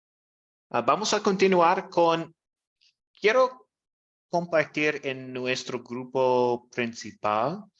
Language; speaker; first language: Spanish; non-native, fluent; English